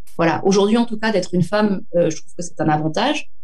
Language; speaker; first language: French; native; French